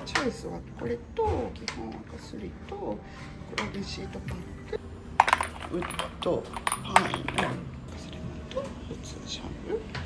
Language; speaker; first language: Japanese; native; Japanese